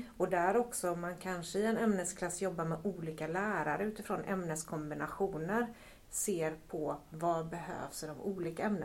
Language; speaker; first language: Swedish; native; Swedish